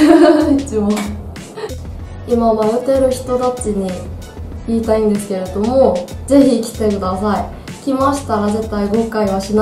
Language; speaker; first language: Japanese; non-native, fluent; Chinese